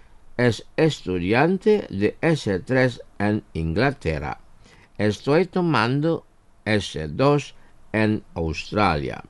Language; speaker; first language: Spanish; non-native, fluent; Indonesian